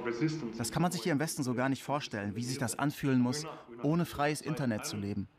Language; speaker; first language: German; native; German